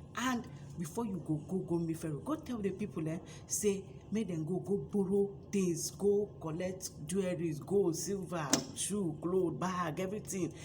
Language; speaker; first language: Nigerian Pidgin; native; Nigerian Pidgin